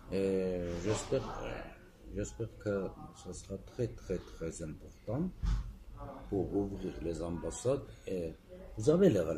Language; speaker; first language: French; non-native, fluent; Armenian